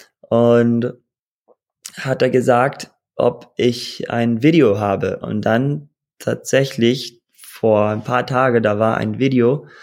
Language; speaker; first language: German; early bilingual, heritage; German